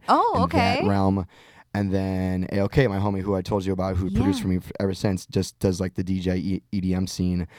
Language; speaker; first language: English; native; English